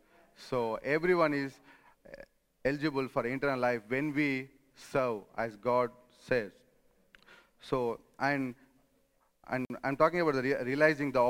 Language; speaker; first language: English; non-native, local second language; Telugu